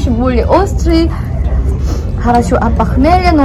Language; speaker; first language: Russian; non-native, learner; Korean